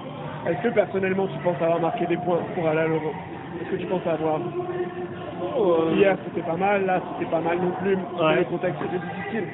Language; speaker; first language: French; native; French